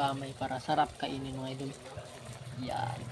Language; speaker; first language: Filipino; non-native, local second language; Cebuano